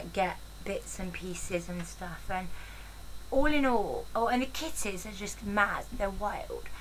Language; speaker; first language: English; native; English